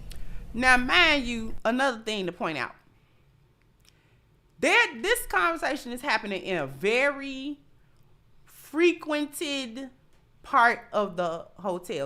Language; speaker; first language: English; native; English